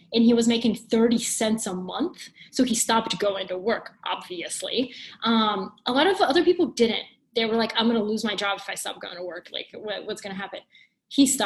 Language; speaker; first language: English; early bilingual, other home language; Bulgarian